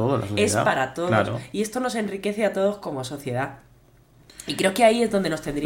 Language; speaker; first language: Spanish; native; Spanish